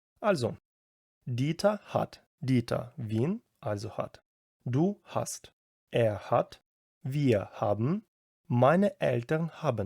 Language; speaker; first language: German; non-native, fluent; Ukrainian